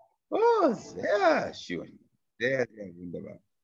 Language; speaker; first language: English; non-native, local second language; Bemba